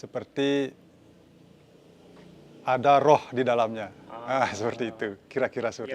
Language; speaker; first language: Indonesian; non-native, local second language; Balinese